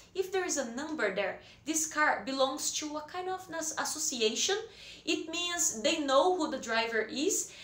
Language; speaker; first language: English; non-native, fluent; Portuguese